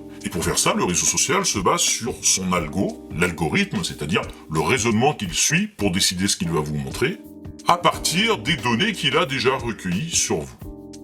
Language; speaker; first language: French; native; French